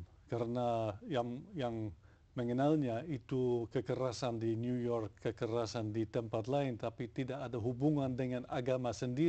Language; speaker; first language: Indonesian; non-native, fluent; Dutch